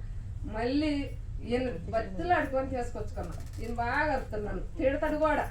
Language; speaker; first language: Telugu; native; Telugu